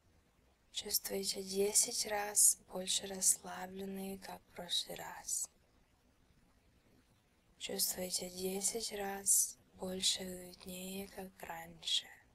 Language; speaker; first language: Russian; early bilingual, heritage; Russian